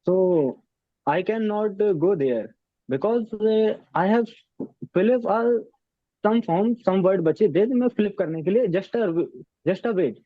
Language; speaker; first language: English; non-native, learner; Hindi